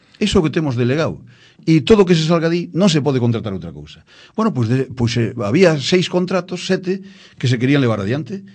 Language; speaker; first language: Galician; native; Galician